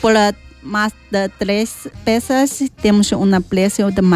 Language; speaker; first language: Spanish; non-native, learner; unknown